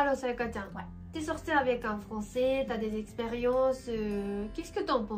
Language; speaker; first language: French; non-native, fluent; Japanese